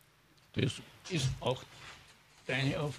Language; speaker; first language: German; non-native, fluent; English